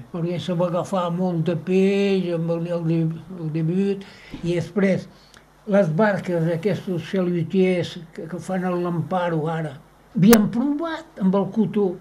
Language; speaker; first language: Catalan; native; Catalan